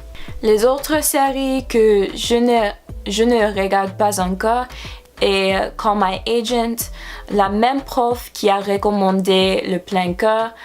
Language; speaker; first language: French; non-native, learner; English